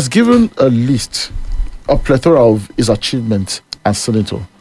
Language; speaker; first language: English; non-native, local second language; Yoruba